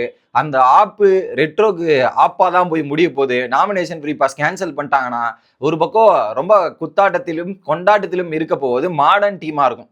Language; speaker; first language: Tamil; native; Tamil